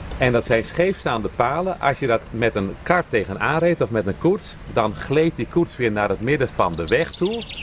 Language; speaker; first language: Dutch; native; Dutch